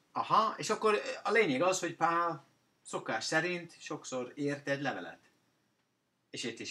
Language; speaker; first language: Hungarian; non-native, fluent; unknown